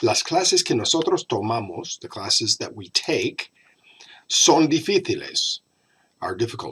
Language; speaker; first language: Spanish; non-native, fluent; English